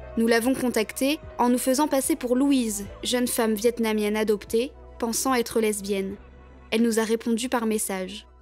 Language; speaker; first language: French; native; French